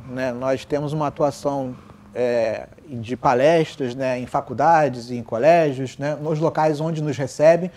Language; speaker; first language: Portuguese; native; Portuguese